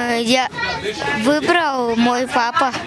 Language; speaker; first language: Russian; non-native, local second language; Kyrgyz